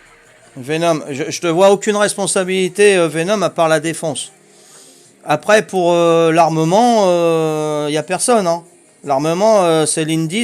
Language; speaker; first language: French; native; French